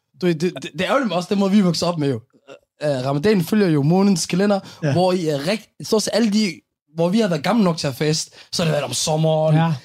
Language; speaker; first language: Danish; early bilingual, other home language; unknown